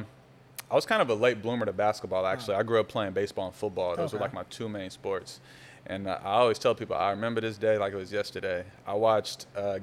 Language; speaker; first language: English; native; English